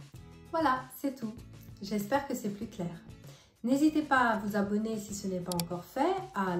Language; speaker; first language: French; non-native, fluent; Italian